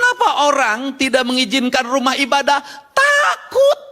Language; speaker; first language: Indonesian; native; Indonesian